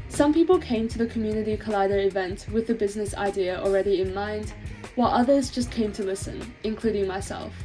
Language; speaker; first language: English; native; English